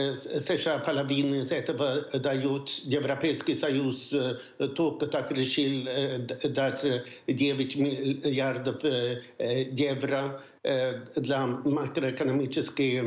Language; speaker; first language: Russian; non-native, fluent; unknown